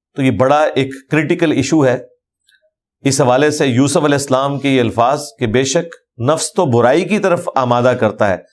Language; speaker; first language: Urdu; non-native, local second language; Punjabi